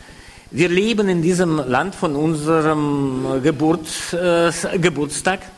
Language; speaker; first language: German; non-native, fluent; Russian